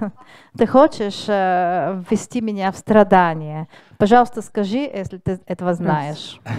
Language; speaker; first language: Russian; non-native, learner; Bulgarian